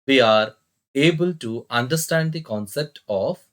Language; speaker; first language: English; non-native, local second language; Kannada